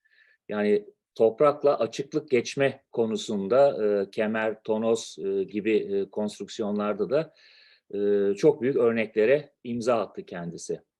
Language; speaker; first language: Turkish; native; Turkish